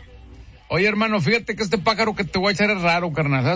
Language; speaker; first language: Spanish; native; Spanish